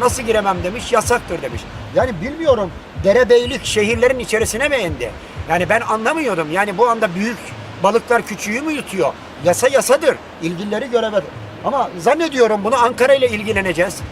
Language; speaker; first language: Turkish; native; Turkish